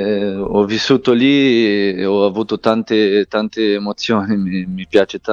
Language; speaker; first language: Italian; non-native, fluent; Portuguese